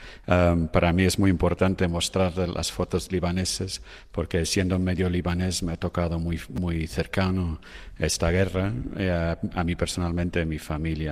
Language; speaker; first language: Spanish; non-native, fluent; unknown